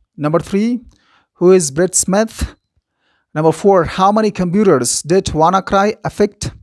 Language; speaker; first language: English; non-native, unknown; Persian